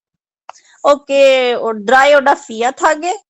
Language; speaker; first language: German; non-native, learner; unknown